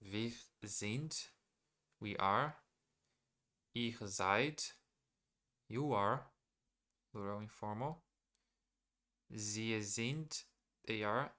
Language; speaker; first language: German; non-native, learner; English